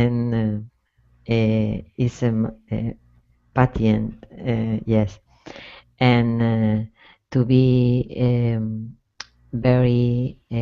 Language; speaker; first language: English; non-native, learner; Spanish